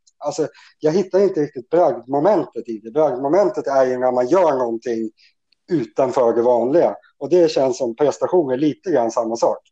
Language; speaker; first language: Swedish; native; Swedish